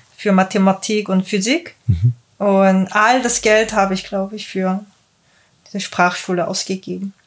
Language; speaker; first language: German; non-native, fluent; Korean